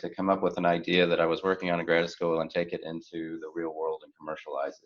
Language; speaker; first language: English; native; English